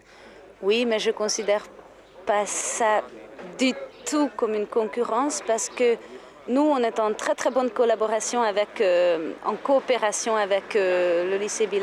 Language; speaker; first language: French; non-native, fluent; Hungarian